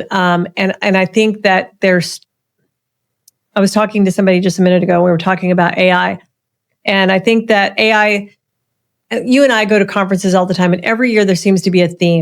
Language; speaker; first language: English; native; English